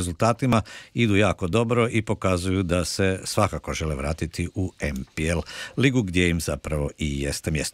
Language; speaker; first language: Croatian; native; Croatian